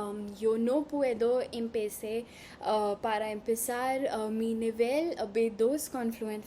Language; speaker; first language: Spanish; non-native, learner; Hindi